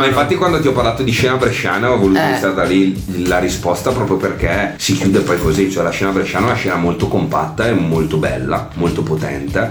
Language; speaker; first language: Italian; native; Italian